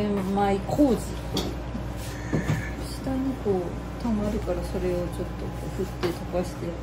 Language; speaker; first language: Japanese; native; Japanese